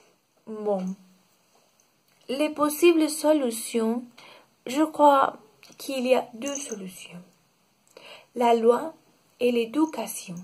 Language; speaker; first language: French; non-native, learner; Spanish